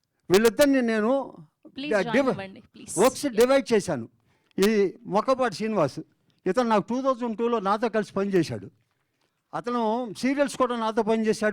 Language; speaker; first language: Telugu; native; Telugu